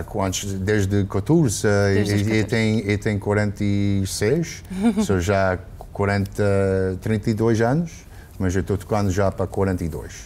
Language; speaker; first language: Portuguese; early bilingual, heritage; English